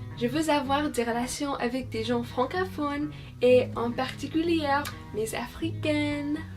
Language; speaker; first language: French; non-native, fluent; English